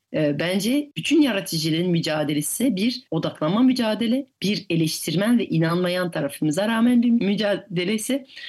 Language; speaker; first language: Turkish; non-native, fluent; French